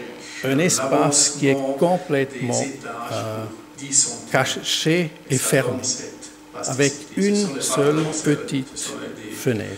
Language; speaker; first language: French; non-native, learner; German